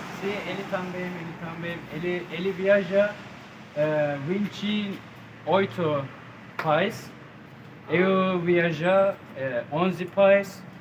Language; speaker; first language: Portuguese; non-native, learner; Turkish